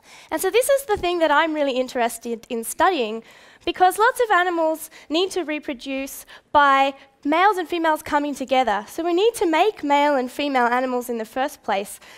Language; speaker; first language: English; native; English